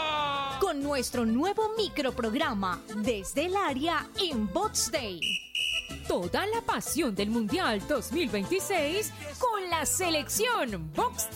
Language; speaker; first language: Spanish; native; Spanish